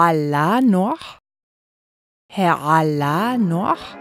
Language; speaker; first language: Hebrew; non-native, fluent; English